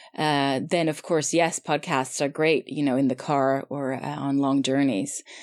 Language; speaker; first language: English; non-native, fluent; Swedish